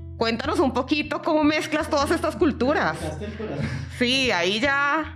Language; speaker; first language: Spanish; native; Spanish